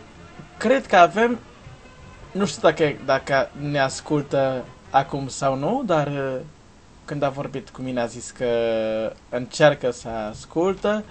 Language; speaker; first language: Romanian; non-native, learner; Portuguese